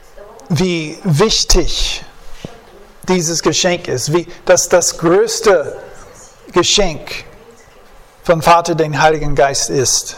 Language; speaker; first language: German; non-native, fluent; English